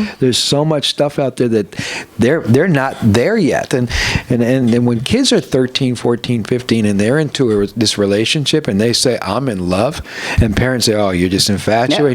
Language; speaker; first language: English; native; English